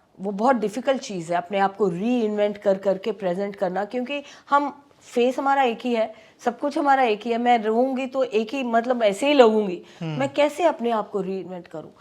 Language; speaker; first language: Hindi; non-native, local second language; Tamil